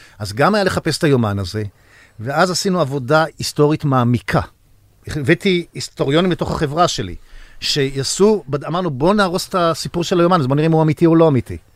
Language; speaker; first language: Hebrew; native; Hebrew